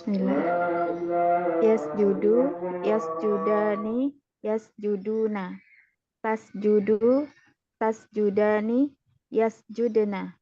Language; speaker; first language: Arabic; non-native, learner; Indonesian